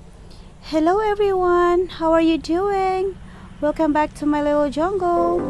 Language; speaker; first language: English; non-native, local second language; Filipino